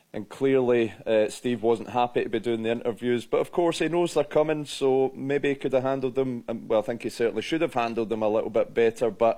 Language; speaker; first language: English; native; English